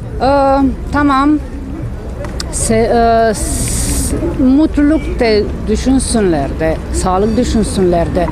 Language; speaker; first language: Turkish; non-native, learner; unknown